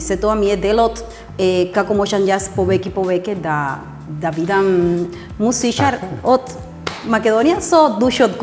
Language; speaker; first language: Macedonian; non-native, fluent; Spanish